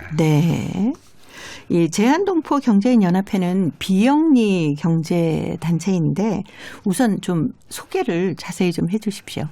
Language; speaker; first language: Korean; native; Korean